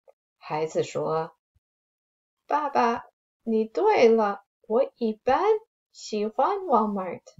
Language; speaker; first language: Chinese; non-native, fluent; English